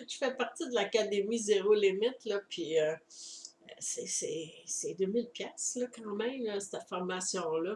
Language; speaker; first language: French; native; French